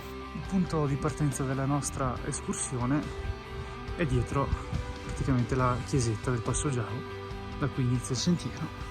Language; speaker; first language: Italian; native; Italian